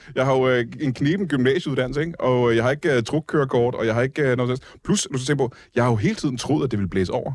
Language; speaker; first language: Danish; native; Danish